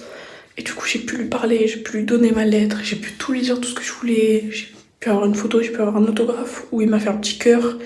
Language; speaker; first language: French; native; French